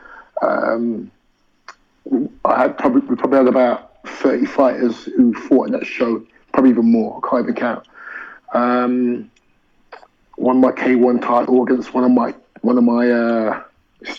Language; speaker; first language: English; native; English